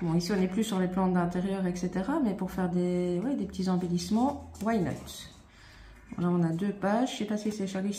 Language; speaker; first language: French; native; French